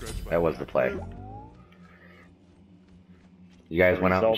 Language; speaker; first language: English; native; English